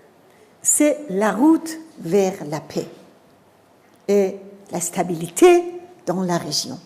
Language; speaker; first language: French; non-native, fluent; Persian